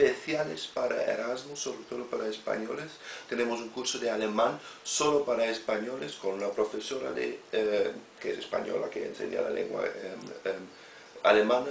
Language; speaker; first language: Spanish; non-native, fluent; German